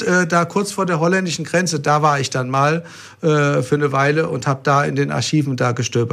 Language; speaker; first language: German; native; German